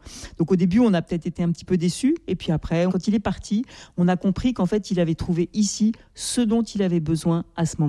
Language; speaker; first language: French; native; French